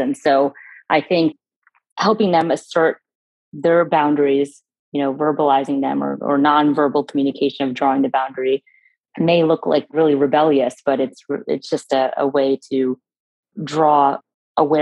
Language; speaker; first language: English; native; English